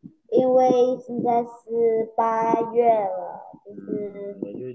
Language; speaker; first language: Chinese; non-native, learner; Vietnamese